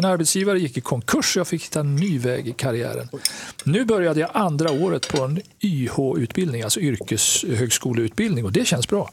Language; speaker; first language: Swedish; native; Swedish